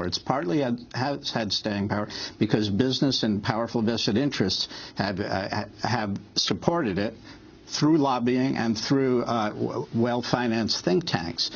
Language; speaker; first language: English; native; English